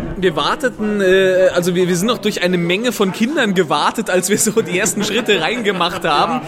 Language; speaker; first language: German; native; German